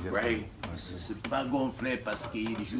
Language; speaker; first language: French; non-native, fluent; Hebrew